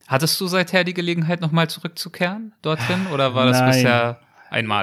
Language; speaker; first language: German; native; German